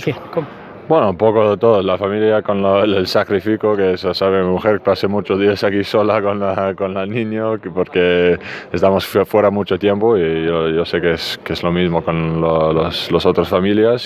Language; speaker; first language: Spanish; non-native, learner; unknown